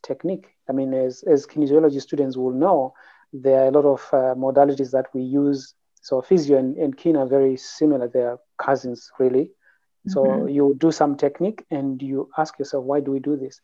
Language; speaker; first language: English; non-native, local second language; Shona